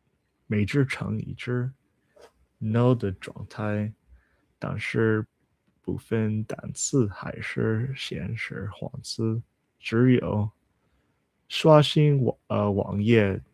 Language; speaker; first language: Chinese; non-native, learner; English